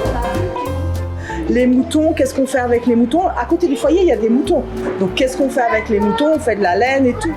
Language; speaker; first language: French; native; French